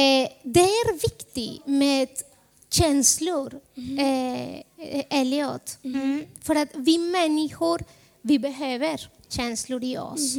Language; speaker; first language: Swedish; non-native, fluent; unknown